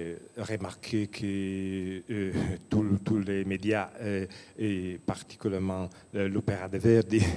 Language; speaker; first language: French; non-native, fluent; Italian